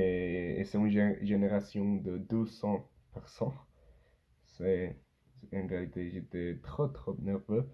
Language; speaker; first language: French; non-native, learner; Spanish